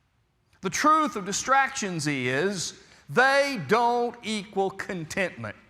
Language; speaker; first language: English; native; English